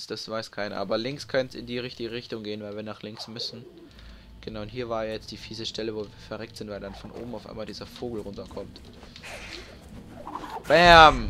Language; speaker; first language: German; native; German